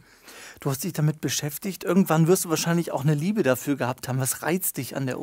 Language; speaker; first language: German; native; German